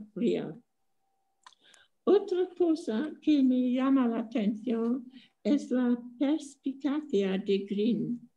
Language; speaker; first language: Spanish; non-native, fluent; English